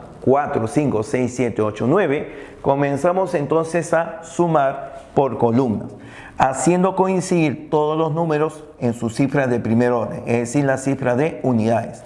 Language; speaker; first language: Spanish; native; Spanish